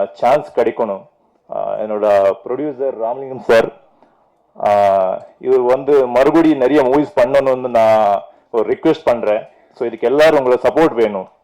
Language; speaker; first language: Tamil; non-native, fluent; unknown